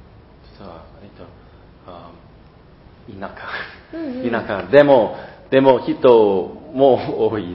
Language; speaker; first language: Japanese; non-native, learner; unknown